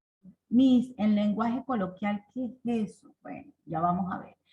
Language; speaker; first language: Spanish; native; Spanish